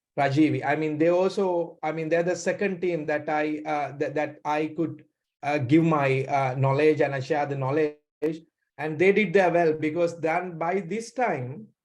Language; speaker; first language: English; non-native, local second language; Sinhala